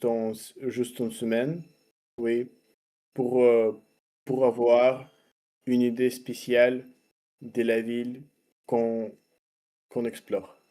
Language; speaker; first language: French; non-native, learner; Russian